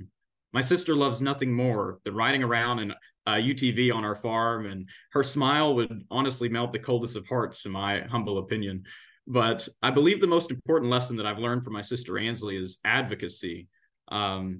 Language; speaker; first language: English; native; English